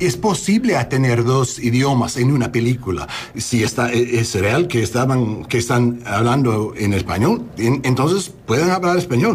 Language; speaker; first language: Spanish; early bilingual, heritage; English